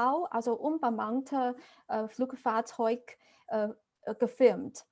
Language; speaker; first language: German; non-native, fluent; Chinese